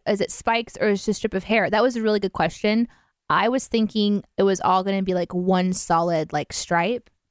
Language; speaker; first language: English; native; English